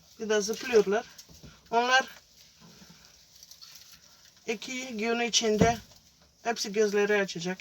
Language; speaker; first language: Turkish; non-native, fluent; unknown